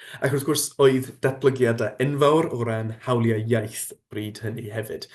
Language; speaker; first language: Welsh; non-native, fluent; English